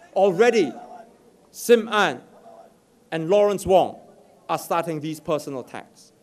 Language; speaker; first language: English; native; English